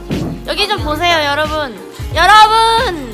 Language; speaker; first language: Korean; non-native, learner; Chinese